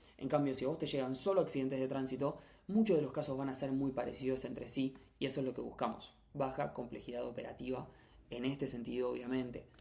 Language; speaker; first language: Spanish; native; Spanish